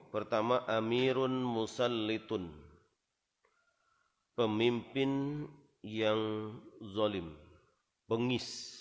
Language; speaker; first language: Indonesian; native; Indonesian